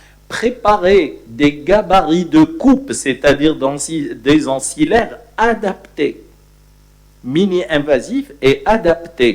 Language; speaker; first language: French; non-native, local second language; Arabic